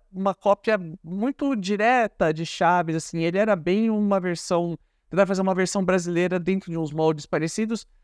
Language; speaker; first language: Portuguese; native; Portuguese